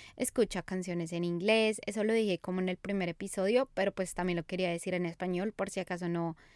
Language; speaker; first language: English; non-native, fluent; Spanish